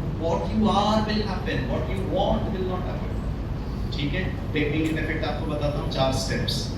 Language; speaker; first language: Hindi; non-native, local second language; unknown